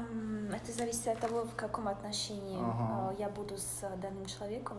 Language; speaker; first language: Russian; native; Russian